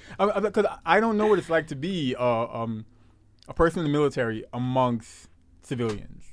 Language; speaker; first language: English; native; English